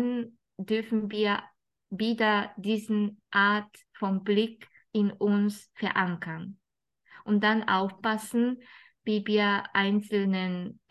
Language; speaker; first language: German; non-native, fluent; Japanese